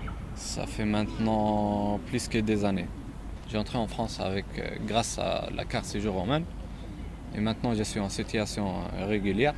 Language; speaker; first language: French; non-native, local second language; Arabic